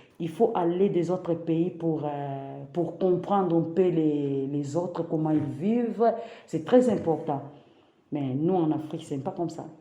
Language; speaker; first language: French; non-native, local second language; Lingala